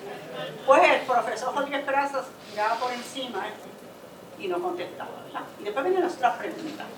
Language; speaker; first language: Spanish; native; Spanish